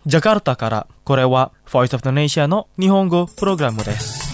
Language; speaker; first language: Japanese; non-native, fluent; Indonesian